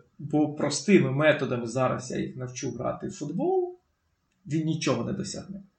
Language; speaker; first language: Ukrainian; native; Ukrainian